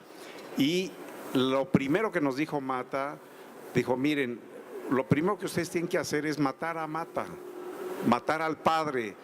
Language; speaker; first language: Spanish; native; Spanish